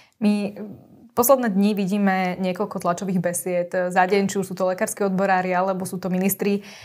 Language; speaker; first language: Slovak; native; Slovak